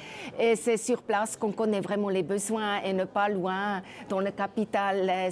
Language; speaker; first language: French; non-native, local second language; German